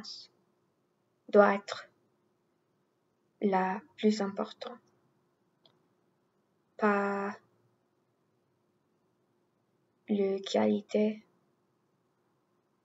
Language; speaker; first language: French; non-native, learner; English